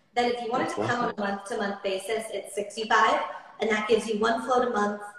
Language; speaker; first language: English; native; English